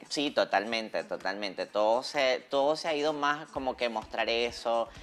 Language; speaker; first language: Spanish; native; Spanish